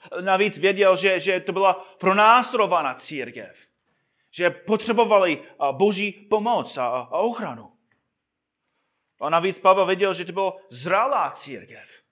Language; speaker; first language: Czech; non-native, fluent; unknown